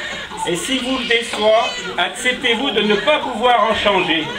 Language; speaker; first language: French; native; French